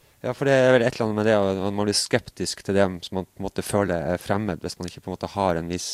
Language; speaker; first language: Norwegian; native; Norwegian